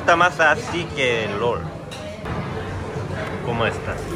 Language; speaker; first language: Spanish; non-native, learner; Korean